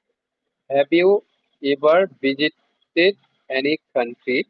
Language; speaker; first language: English; non-native, learner; Bangla